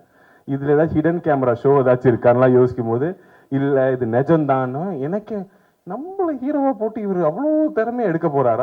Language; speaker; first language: Tamil; native; Tamil